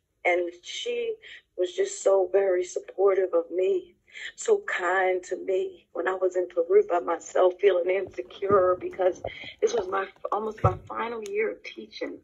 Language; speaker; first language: English; native; English